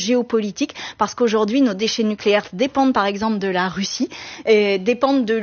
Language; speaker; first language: French; native; French